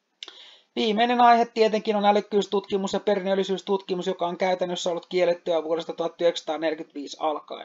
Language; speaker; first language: Finnish; native; Finnish